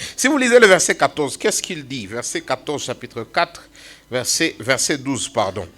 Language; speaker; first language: French; non-native, local second language; Swahili